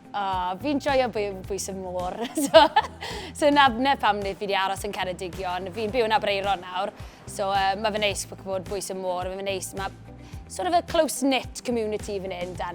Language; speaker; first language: Welsh; native; Welsh